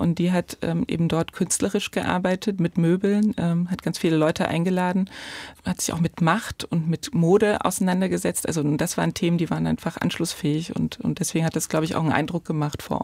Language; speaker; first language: German; native; German